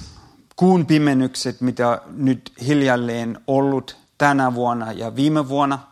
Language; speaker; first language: Finnish; non-native, fluent; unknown